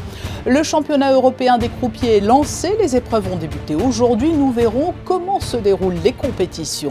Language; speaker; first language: French; native; French